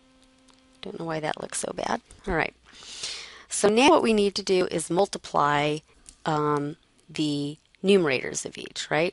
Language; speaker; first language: English; native; English